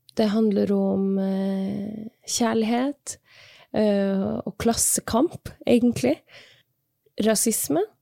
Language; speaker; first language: Norwegian; non-native, local second language; Northern Sami